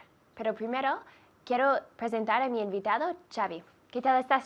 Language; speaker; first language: Spanish; non-native, fluent; English